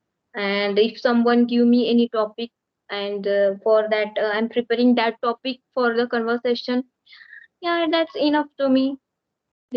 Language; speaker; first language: English; non-native, learner; Marathi